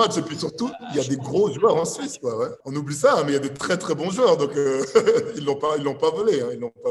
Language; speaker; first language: French; native; French